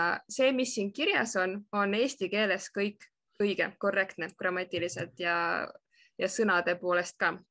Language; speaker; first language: Estonian; native; Estonian